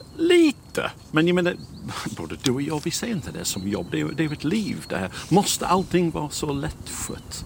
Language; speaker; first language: Swedish; non-native, fluent; English